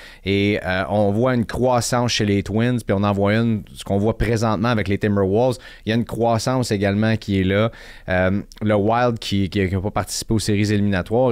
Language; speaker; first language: French; native; French